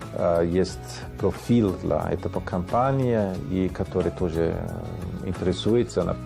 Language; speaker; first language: Russian; non-native, fluent; German